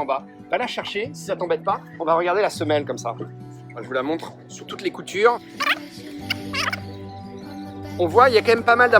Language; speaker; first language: French; native; French